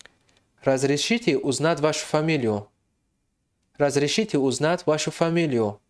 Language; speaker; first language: Russian; non-native, fluent; Tajik